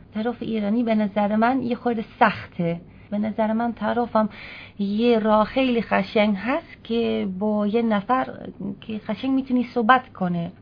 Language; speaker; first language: Persian; non-native, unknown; Dutch